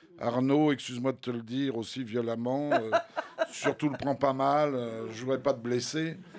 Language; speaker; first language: French; native; French